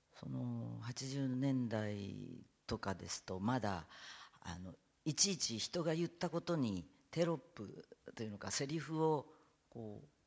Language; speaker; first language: Japanese; native; Japanese